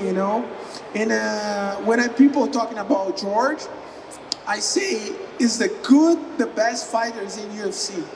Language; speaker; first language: English; non-native, learner; Portuguese